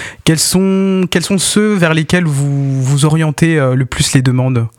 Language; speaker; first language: French; native; French